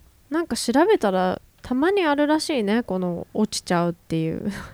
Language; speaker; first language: Japanese; native; Japanese